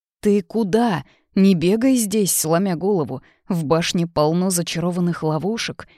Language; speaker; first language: Russian; native; Russian